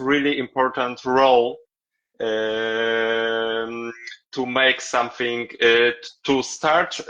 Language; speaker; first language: English; non-native, learner; Polish